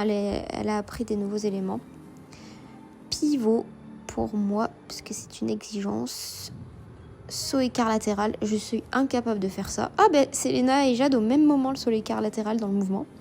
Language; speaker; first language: French; native; French